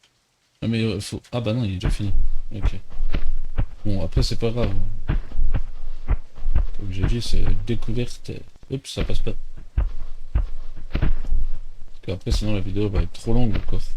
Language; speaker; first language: French; native; French